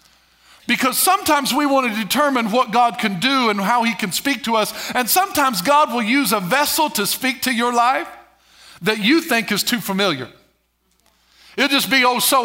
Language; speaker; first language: English; native; English